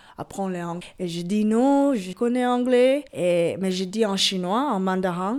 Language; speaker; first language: French; non-native, learner; English